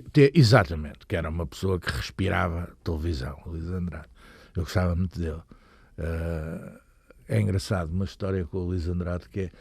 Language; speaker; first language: Portuguese; native; Portuguese